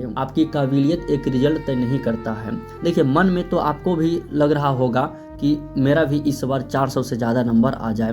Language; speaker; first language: Hindi; native; Hindi